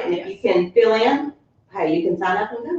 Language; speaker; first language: English; native; English